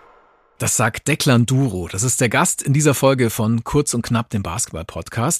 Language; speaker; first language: German; native; German